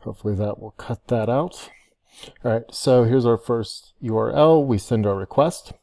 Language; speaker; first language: English; native; English